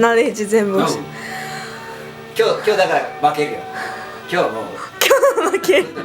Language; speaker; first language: Japanese; native; Japanese